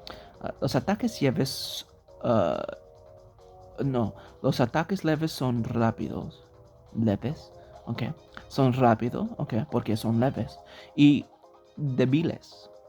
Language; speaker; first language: Spanish; early bilingual, heritage; English